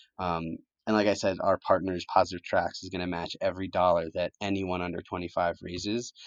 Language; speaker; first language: English; early bilingual, other home language; Spanish